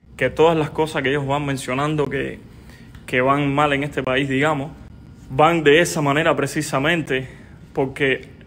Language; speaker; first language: Spanish; native; Spanish